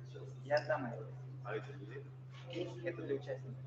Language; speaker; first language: Russian; native; Russian